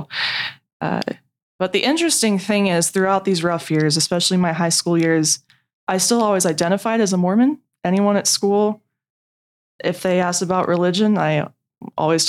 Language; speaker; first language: English; native; English